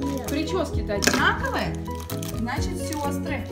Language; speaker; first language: Russian; native; Russian